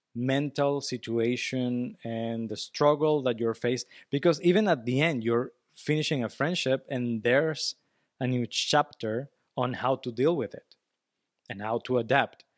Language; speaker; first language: English; non-native, fluent; Spanish